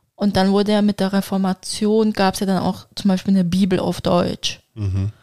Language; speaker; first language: German; non-native, fluent; Turkish